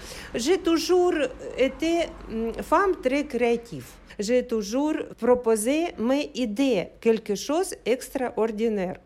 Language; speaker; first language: French; non-native, learner; Ukrainian